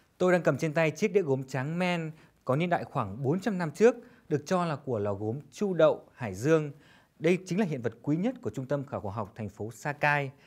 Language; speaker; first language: Vietnamese; native; Vietnamese